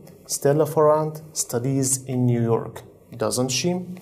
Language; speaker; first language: English; non-native, fluent; Central Kurdish